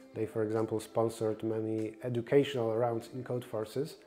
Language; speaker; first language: English; non-native, fluent; Polish